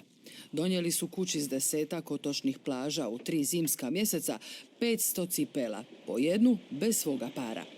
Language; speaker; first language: Croatian; native; Croatian